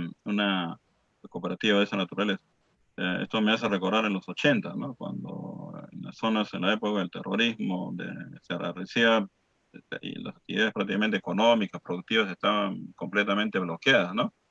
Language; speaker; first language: Spanish; native; Spanish